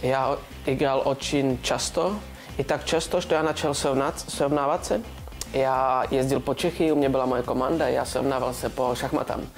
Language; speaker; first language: Russian; non-native, learner; Czech